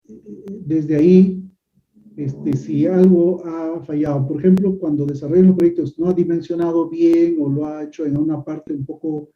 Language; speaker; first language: Spanish; native; Spanish